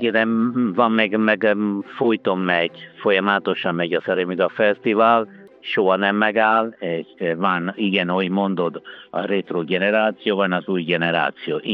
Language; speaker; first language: Hungarian; non-native, learner; Italian